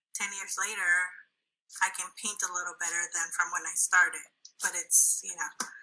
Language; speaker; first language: English; early bilingual, other home language; Spanish